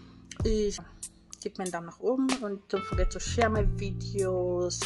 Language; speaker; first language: German; non-native, fluent; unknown